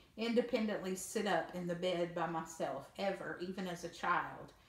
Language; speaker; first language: English; native; English